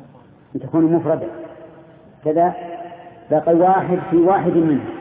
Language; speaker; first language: Arabic; native; Arabic